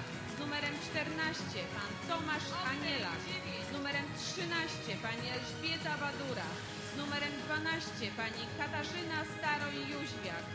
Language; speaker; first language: Polish; native; Polish